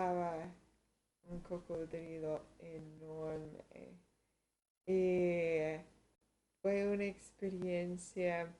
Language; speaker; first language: Spanish; early bilingual, heritage; Spanish